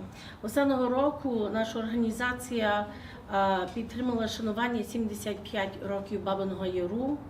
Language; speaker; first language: Ukrainian; early bilingual, heritage; Ukrainian